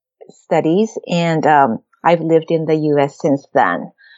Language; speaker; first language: English; non-native, fluent; Japanese